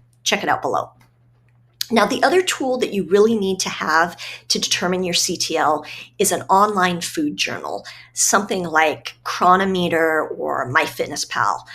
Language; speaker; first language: English; native; English